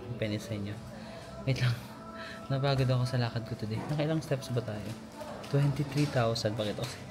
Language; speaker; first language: Filipino; non-native, local second language; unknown